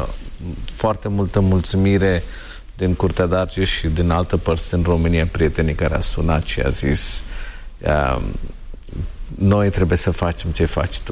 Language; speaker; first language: Romanian; non-native, learner; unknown